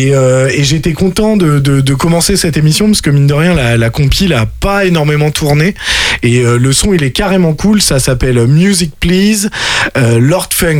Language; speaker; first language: French; native; French